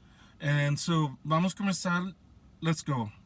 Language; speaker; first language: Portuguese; non-native, fluent; Spanish